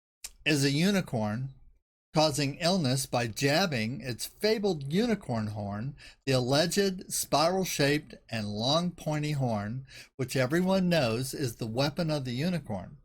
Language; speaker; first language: English; native; English